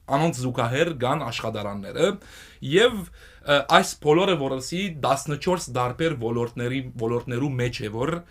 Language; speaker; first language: Armenian; native; Armenian